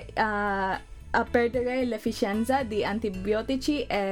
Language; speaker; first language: Italian; non-native, learner; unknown